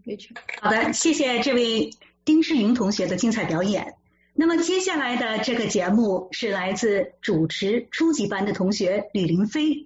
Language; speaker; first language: Chinese; native; Chinese